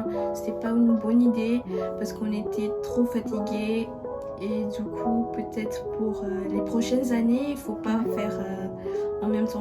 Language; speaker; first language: French; non-native, fluent; Malay